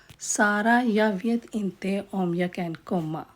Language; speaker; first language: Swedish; non-native, fluent; Urdu